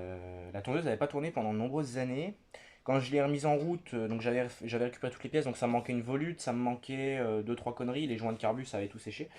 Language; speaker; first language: French; native; French